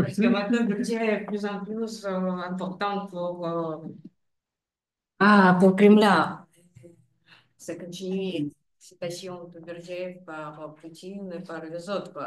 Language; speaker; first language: French; non-native, fluent; Russian